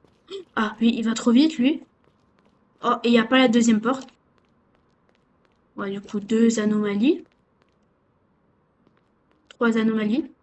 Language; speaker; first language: French; native; French